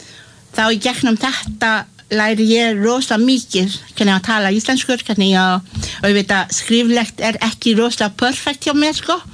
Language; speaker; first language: Icelandic; non-native, fluent; English